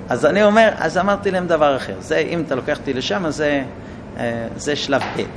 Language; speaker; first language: Hebrew; non-native, fluent; English